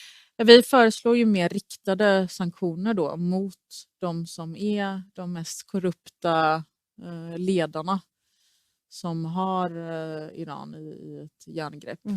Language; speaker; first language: Swedish; early bilingual, other home language; Persian